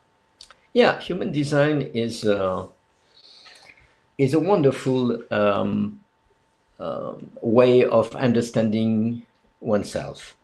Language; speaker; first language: English; non-native, fluent; French